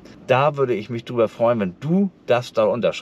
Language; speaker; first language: German; native; German